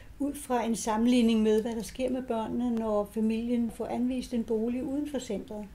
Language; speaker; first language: Danish; native; Danish